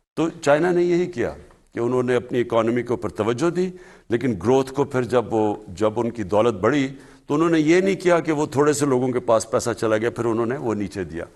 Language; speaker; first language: Urdu; native; Urdu